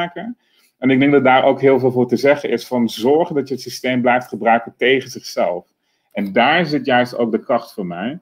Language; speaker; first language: Dutch; native; Dutch